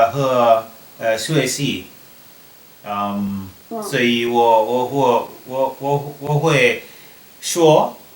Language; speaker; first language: Chinese; non-native, learner; English